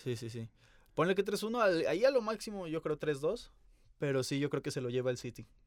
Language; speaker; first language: Spanish; native; Spanish